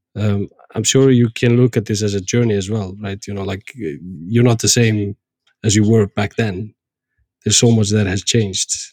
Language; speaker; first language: English; non-native, fluent; Icelandic